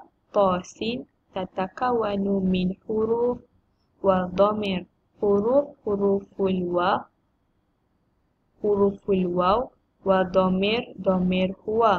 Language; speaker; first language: Arabic; non-native, learner; Malay